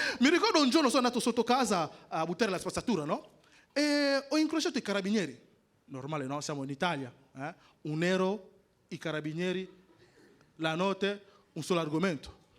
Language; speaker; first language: Italian; non-native, fluent; French